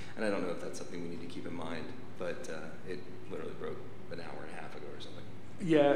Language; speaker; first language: English; native; English